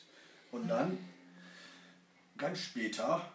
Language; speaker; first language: German; early bilingual, other home language; Kurdish